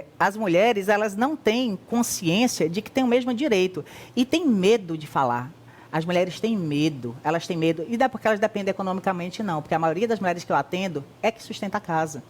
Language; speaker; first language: Portuguese; native; Portuguese